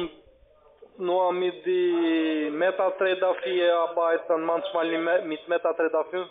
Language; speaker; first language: German; non-native, learner; Albanian